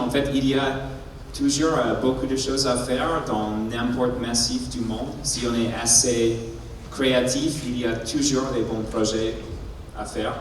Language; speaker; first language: French; non-native, learner; English